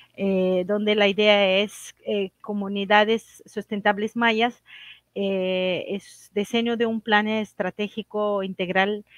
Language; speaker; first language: Spanish; non-native, fluent; Arabic